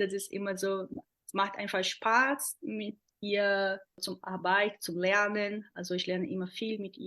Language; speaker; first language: German; non-native, fluent; Portuguese